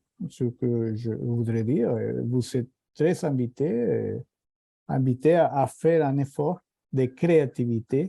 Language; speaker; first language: French; non-native, fluent; Spanish